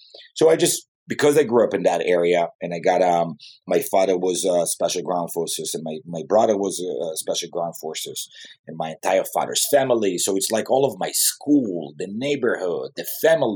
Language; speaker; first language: English; non-native, fluent; Hebrew